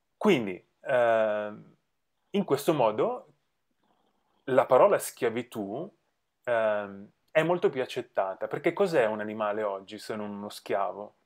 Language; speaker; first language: Italian; native; Italian